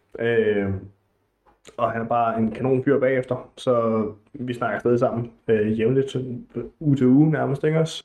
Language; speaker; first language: Danish; native; Danish